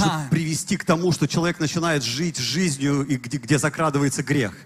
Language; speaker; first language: Russian; native; Russian